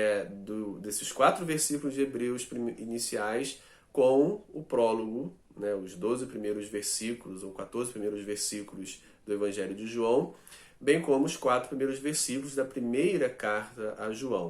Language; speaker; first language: Portuguese; native; Portuguese